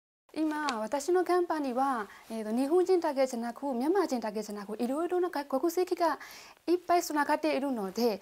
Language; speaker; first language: Japanese; non-native, learner; Burmese